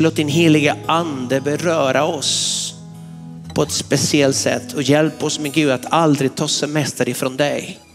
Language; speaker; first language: Swedish; non-native, fluent; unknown